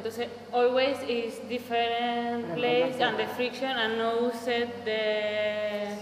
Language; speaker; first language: English; non-native, learner; Spanish